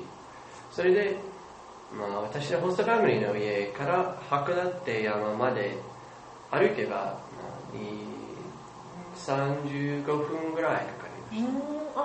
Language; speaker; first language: Japanese; non-native, learner; English